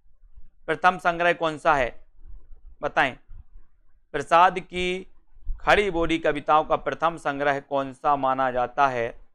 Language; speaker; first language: Hindi; native; Hindi